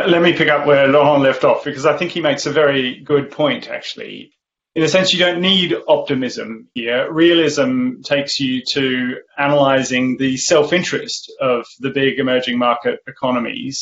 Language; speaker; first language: English; native; English